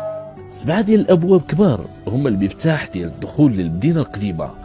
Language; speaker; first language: Arabic; native; Arabic